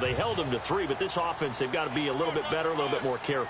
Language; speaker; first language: English; native; English